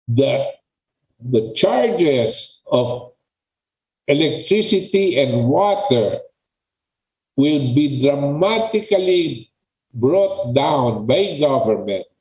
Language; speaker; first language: English; non-native, local second language; Filipino